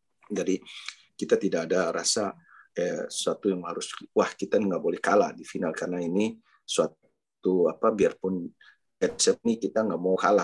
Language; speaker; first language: Indonesian; non-native, local second language; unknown